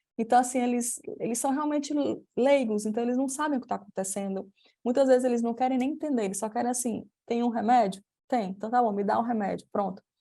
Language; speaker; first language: Portuguese; native; Portuguese